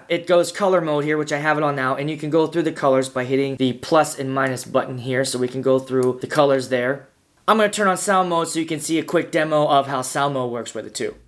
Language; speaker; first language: English; native; English